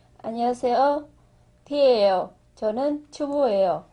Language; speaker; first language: Korean; non-native, learner; Vietnamese